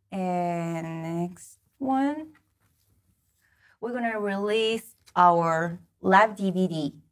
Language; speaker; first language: English; non-native, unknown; Japanese